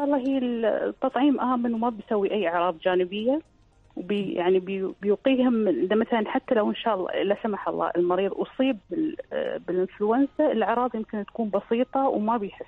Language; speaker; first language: Arabic; native; Arabic